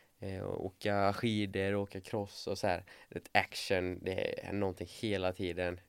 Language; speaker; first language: Swedish; native; Swedish